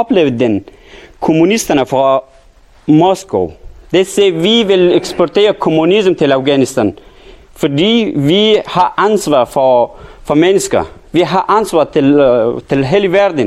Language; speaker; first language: Danish; non-native, learner; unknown